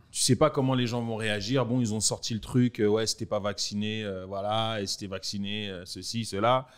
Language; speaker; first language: French; native; French